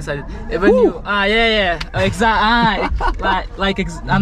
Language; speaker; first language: English; non-native, learner; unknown